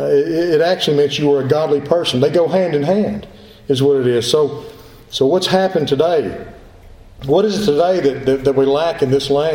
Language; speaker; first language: English; native; English